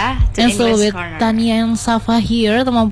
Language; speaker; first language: English; non-native, learner; Indonesian